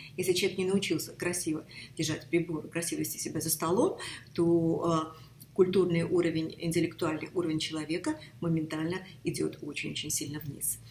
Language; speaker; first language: Russian; native; Russian